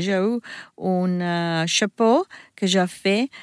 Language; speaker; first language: French; non-native, learner; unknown